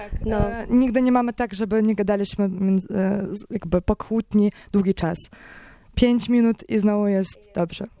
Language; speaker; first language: Polish; non-native, learner; Ukrainian